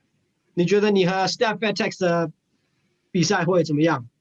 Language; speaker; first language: Chinese; non-native, fluent; English